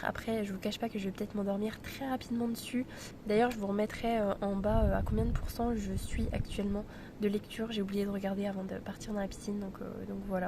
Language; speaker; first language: French; native; French